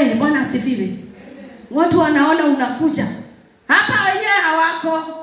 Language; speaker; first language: Swahili; non-native, local second language; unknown